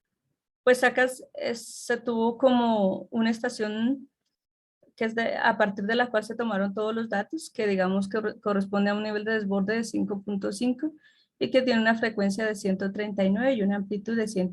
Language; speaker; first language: Spanish; native; Spanish